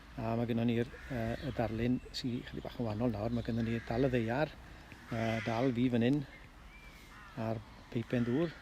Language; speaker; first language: Welsh; native; Welsh